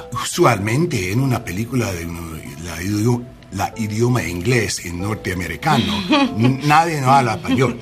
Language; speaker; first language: Spanish; non-native, learner; English